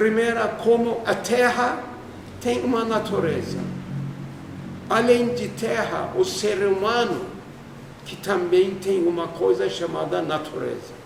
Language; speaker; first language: Portuguese; non-native, fluent; Turkish